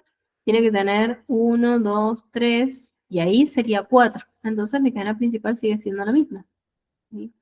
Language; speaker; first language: Spanish; native; Spanish